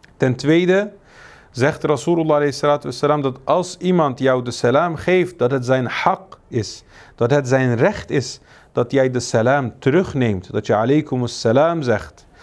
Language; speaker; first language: Dutch; early bilingual, other home language; Turkish